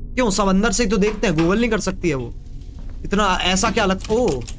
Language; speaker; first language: Hindi; native; Hindi